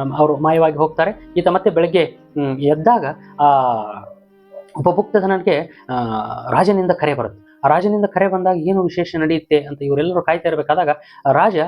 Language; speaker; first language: Kannada; native; Kannada